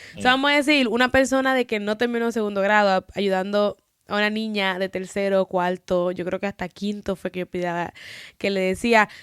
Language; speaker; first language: Spanish; early bilingual, other home language; English